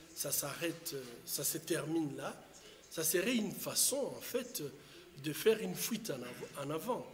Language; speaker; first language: French; non-native, local second language; Swahili